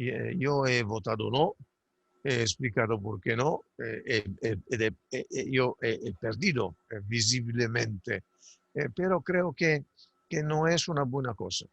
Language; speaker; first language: Spanish; non-native, fluent; Italian